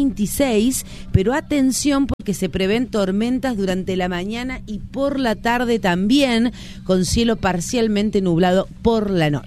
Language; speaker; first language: Spanish; native; Spanish